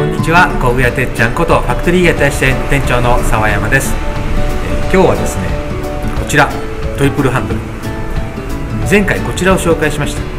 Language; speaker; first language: Japanese; native; Japanese